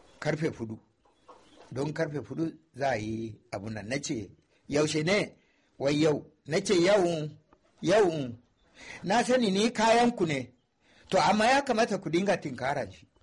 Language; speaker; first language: Hausa; non-native, local second language; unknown